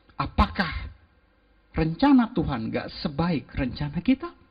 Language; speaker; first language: Indonesian; native; Indonesian